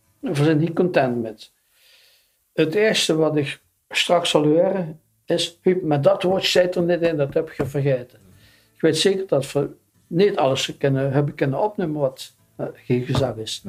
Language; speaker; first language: Dutch; non-native, local second language; Limburgish